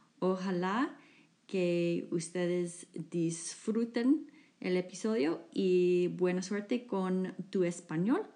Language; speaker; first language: Spanish; non-native, fluent; English